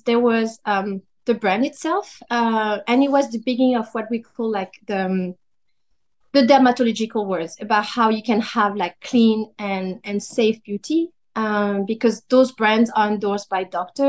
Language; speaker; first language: English; non-native, fluent; French